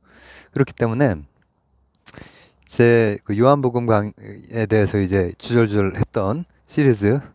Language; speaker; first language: Korean; native; Korean